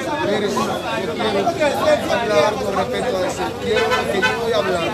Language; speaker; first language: Spanish; non-native, learner; Haitian Creole